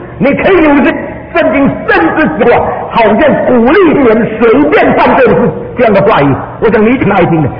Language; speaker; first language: Chinese; early bilingual, heritage; Chinese